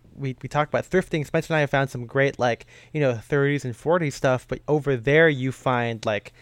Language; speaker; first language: English; early bilingual, other home language; Filipino